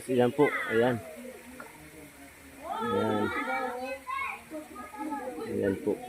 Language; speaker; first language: Filipino; native; Filipino